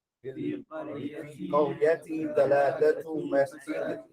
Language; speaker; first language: Arabic; non-native, learner; English